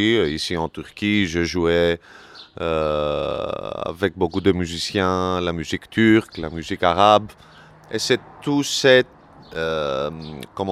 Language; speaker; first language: French; non-native, learner; Greek